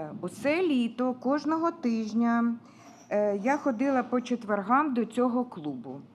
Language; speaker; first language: Ukrainian; non-native, local second language; Russian